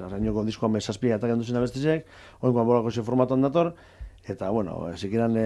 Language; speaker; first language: Basque; native; Basque